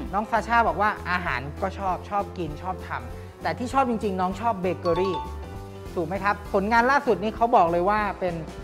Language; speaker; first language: Thai; native; Thai